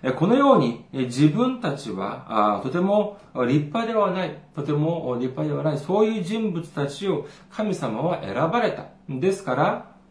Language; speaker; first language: Japanese; non-native, fluent; Korean